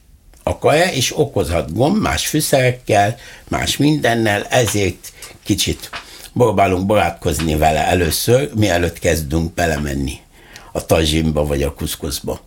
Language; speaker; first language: Hungarian; non-native, fluent; Arabic